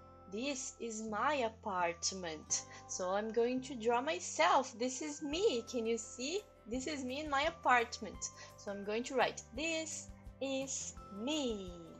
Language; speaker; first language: English; non-native, fluent; Portuguese